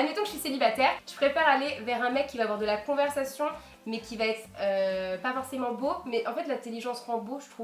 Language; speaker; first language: French; native; French